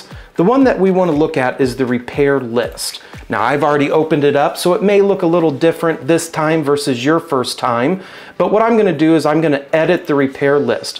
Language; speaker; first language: English; native; English